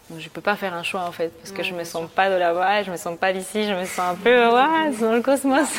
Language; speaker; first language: French; early bilingual, other home language; Spanish